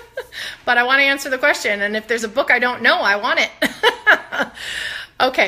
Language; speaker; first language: English; native; English